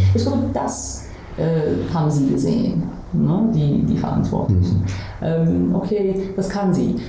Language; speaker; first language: German; non-native, fluent; Persian